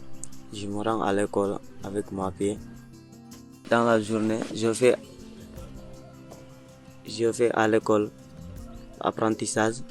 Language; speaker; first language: French; non-native, learner; Mandingo